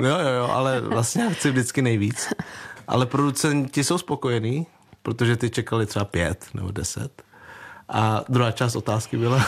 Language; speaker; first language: Czech; early bilingual, other home language; Vietnamese